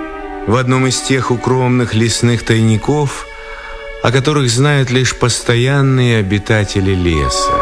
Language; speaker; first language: Russian; native; Russian